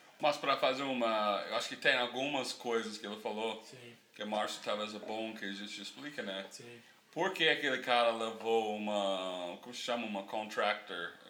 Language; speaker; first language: Portuguese; non-native, learner; English